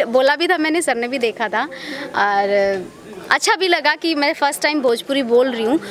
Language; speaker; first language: Hindi; native; Hindi